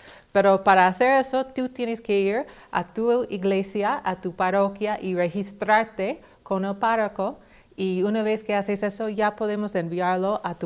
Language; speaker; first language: Spanish; non-native, fluent; English